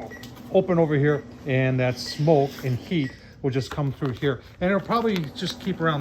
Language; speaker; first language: English; native; English